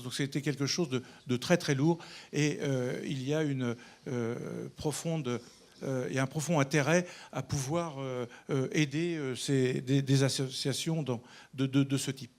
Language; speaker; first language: French; native; French